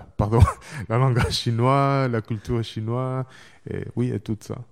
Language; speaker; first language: French; non-native, learner; Chinese